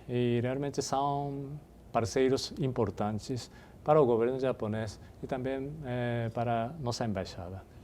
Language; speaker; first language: Portuguese; non-native, fluent; Japanese